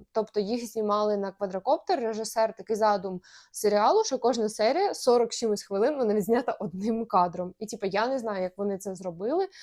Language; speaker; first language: Ukrainian; native; Ukrainian